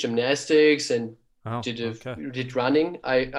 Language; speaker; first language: English; non-native, fluent; German